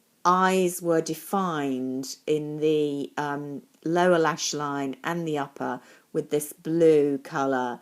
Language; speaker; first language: English; native; English